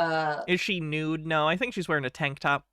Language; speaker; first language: English; native; English